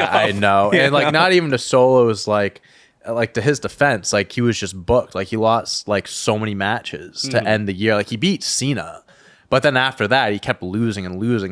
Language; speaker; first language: English; native; English